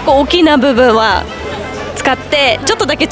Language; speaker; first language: Japanese; non-native, fluent; English